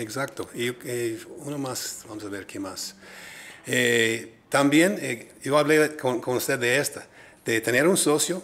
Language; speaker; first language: Spanish; non-native, fluent; English